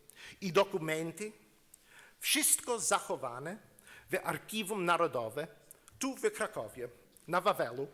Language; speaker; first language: Polish; non-native, learner; English